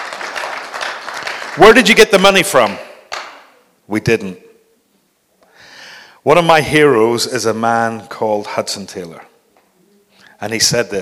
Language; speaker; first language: English; native; English